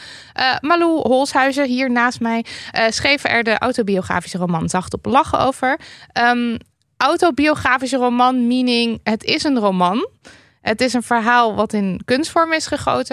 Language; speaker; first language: Dutch; native; Dutch